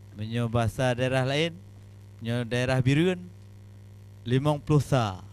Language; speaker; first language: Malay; non-native, local second language; Achinese